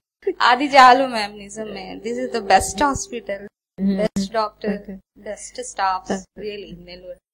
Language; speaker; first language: Telugu; non-native, learner; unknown